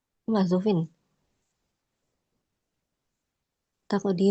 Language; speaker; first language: Arabic; non-native, learner; Indonesian